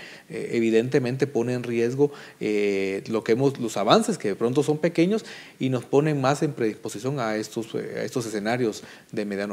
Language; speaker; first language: Spanish; native; Spanish